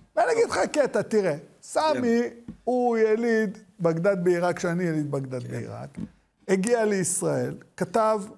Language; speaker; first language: Hebrew; native; Hebrew